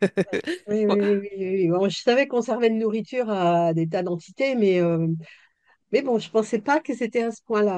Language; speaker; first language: French; native; French